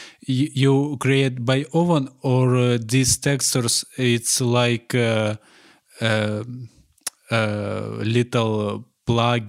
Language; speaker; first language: English; non-native, learner; Ukrainian